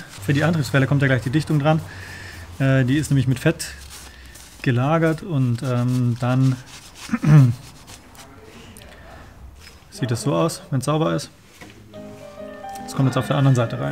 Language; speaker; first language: German; native; German